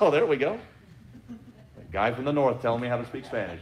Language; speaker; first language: English; native; English